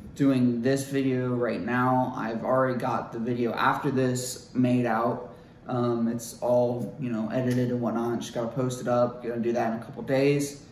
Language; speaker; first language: English; native; English